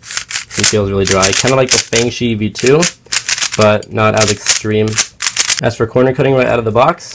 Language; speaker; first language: English; native; English